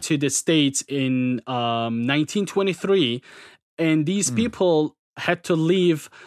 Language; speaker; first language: English; non-native, fluent; Adyghe